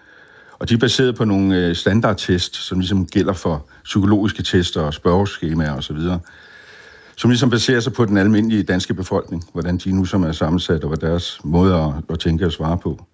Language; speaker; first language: Danish; native; Danish